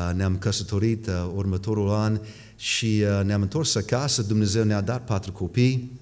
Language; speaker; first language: Romanian; non-native, fluent; English